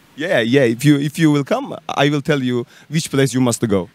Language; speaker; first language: English; non-native, learner; Turkish